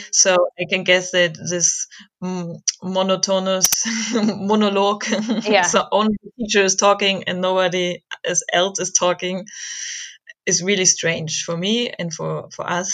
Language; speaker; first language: English; non-native, fluent; German